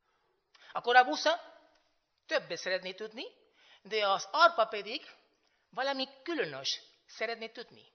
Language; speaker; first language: Hungarian; non-native, fluent; Spanish